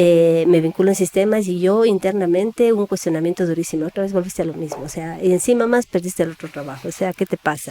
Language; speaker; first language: Spanish; native; Spanish